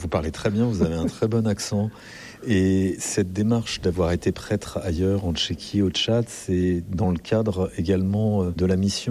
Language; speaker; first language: French; native; French